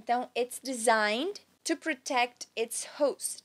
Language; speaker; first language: English; non-native, fluent; Portuguese